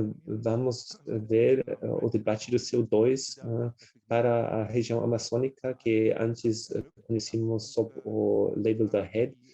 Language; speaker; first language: Portuguese; non-native, fluent; German